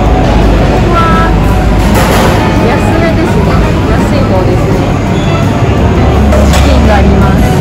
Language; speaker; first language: Japanese; non-native, fluent; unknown